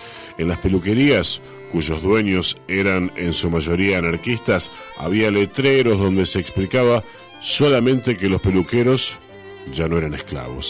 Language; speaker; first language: Spanish; native; Spanish